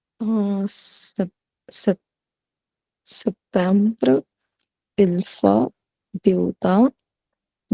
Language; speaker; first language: French; non-native, learner; Punjabi